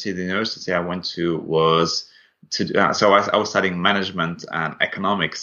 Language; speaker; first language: English; non-native, fluent; Russian